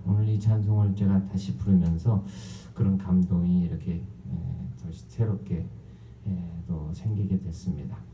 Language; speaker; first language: Korean; native; Korean